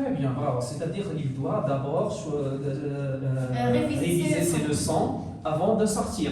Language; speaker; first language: French; non-native, local second language; Arabic